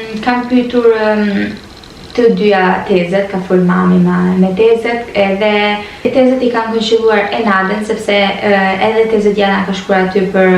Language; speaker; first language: Albanian; early bilingual, heritage; Albanian